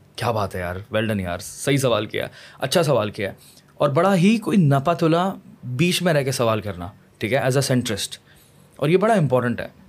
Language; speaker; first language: Urdu; native; Urdu